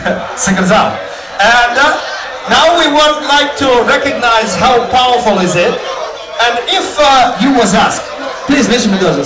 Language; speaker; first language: English; non-native, learner; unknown